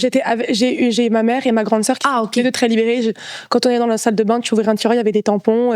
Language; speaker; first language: French; native; French